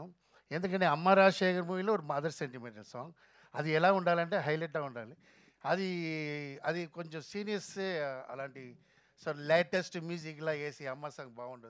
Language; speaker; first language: Telugu; non-native, fluent; Tamil